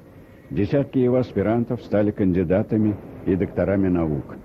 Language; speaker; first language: Russian; native; Russian